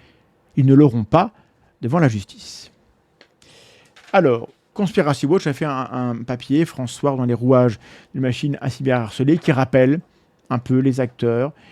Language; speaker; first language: French; native; French